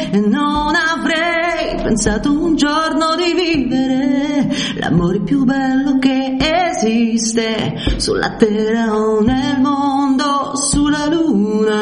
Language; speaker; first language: Italian; early bilingual, heritage; French